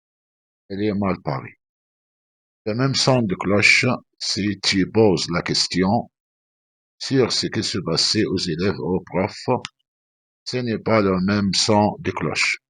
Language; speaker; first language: French; non-native, fluent; Arabic